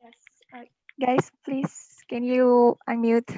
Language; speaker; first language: English; non-native, learner; Indonesian